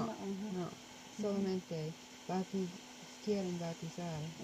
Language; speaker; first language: Spanish; non-native, learner; English